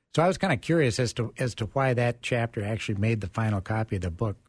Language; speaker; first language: English; early bilingual, other home language; German